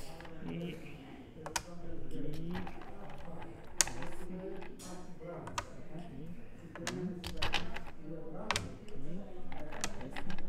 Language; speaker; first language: Portuguese; non-native, learner; Japanese